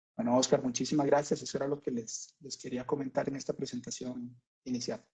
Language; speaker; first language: Spanish; native; Spanish